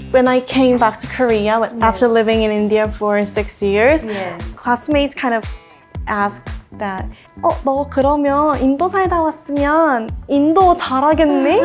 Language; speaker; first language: Korean; native; Korean